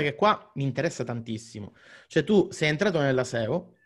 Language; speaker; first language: Italian; native; Italian